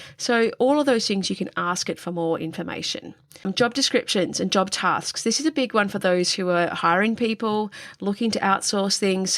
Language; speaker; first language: English; native; English